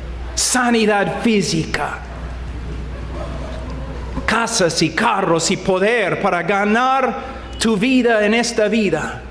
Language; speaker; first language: Spanish; non-native, fluent; English